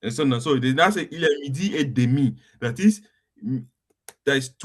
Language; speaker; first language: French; non-native, learner; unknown